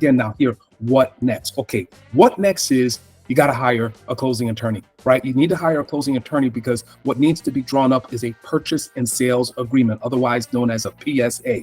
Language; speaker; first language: English; native; English